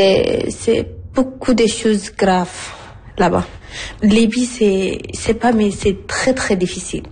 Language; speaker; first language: French; non-native, learner; Arabic